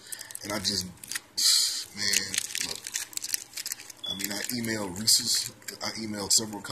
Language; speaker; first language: English; native; English